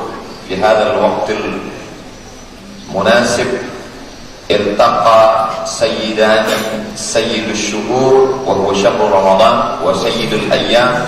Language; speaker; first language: Arabic; non-native, fluent; Indonesian